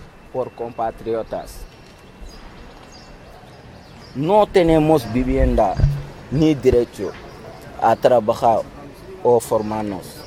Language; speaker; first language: Spanish; non-native, learner; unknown